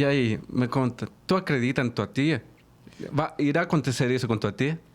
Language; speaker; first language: Portuguese; non-native, fluent; Spanish